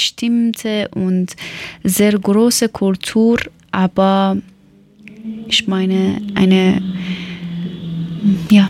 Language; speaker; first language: German; non-native, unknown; Persian